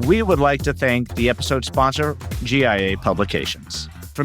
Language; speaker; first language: English; native; English